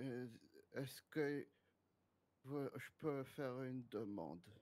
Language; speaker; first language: French; native; French